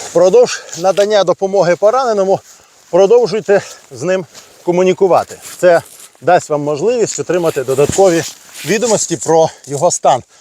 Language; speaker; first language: Ukrainian; native; Ukrainian